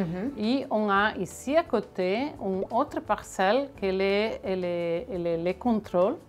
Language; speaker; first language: French; non-native, fluent; Catalan